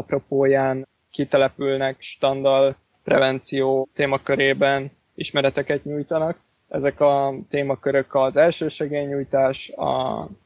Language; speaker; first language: Hungarian; native; Hungarian